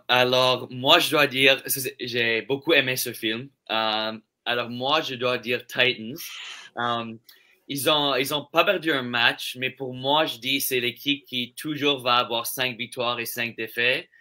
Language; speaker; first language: French; non-native, local second language; English